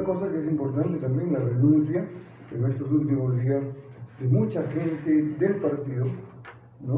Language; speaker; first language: Spanish; native; Spanish